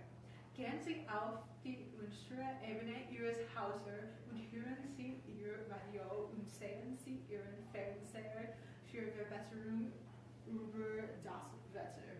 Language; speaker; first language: German; non-native, learner; English